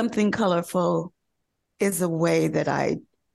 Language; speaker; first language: English; native; English